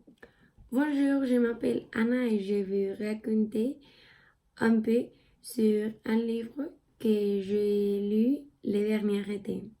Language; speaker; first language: French; non-native, learner; Spanish